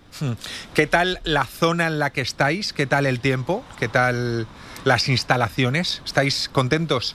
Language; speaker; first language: Spanish; native; Spanish